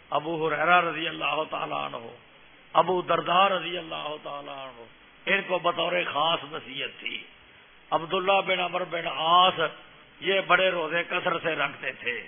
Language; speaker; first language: Urdu; non-native, local second language; Punjabi